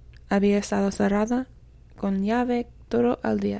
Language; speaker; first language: Spanish; non-native, fluent; English